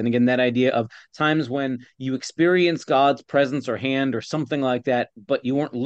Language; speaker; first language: English; native; English